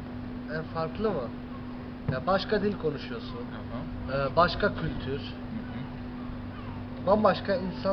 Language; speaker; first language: Turkish; early bilingual, heritage; Turkish